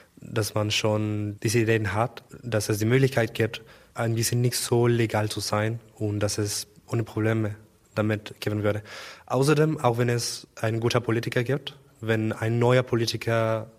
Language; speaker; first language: German; non-native, learner; Spanish